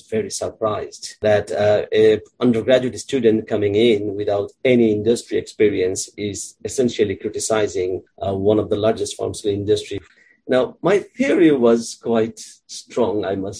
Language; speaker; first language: English; non-native, local second language; Bangla